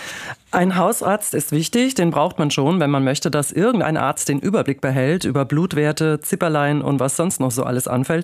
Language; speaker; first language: German; native; German